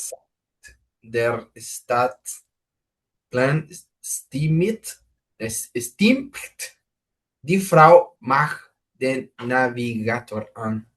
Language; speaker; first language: German; non-native, learner; Spanish